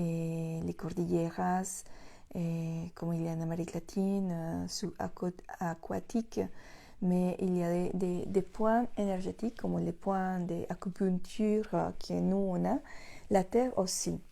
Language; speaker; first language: French; non-native, fluent; Spanish